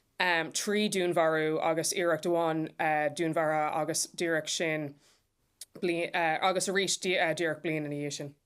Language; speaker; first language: Irish; non-native, local second language; English